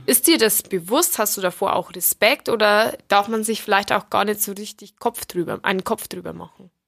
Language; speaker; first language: German; native; German